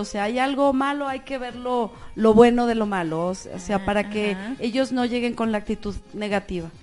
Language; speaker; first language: Spanish; native; Spanish